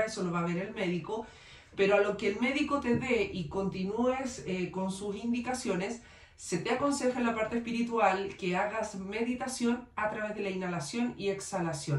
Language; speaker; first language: Spanish; native; Spanish